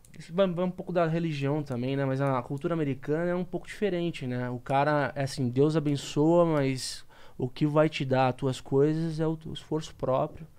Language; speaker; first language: Portuguese; native; Portuguese